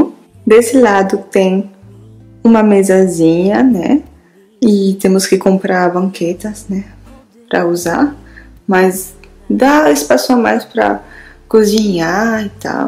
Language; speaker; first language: Portuguese; non-native, fluent; French